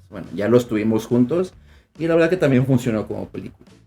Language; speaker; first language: Spanish; native; Spanish